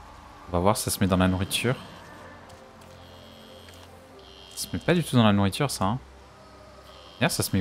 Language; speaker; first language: French; native; French